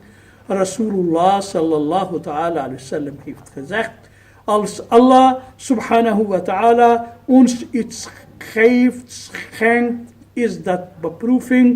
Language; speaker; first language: Dutch; non-native, fluent; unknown